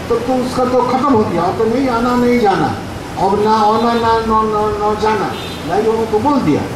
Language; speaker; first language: Hindi; non-native, local second language; Bangla